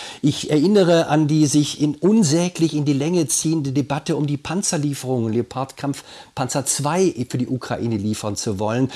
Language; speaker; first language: German; native; German